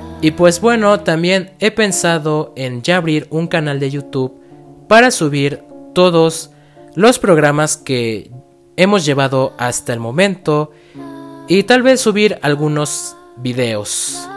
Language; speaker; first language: Spanish; native; Spanish